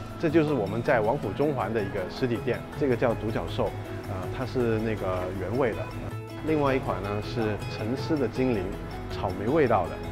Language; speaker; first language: Chinese; non-native, local second language; Cantonese